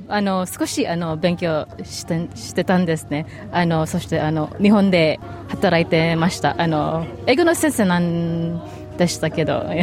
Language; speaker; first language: Japanese; non-native, learner; English